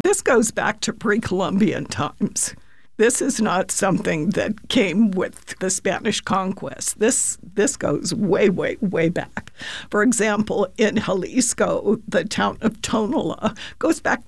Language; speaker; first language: English; native; English